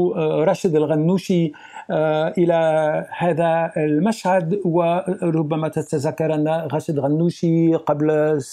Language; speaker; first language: Arabic; non-native, fluent; French